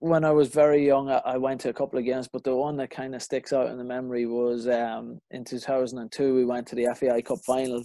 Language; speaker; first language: English; native; English